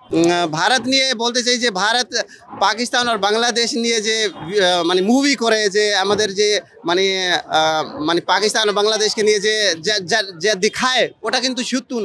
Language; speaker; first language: Bangla; non-native, fluent; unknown